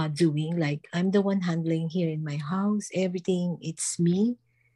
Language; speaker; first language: English; non-native, local second language; Filipino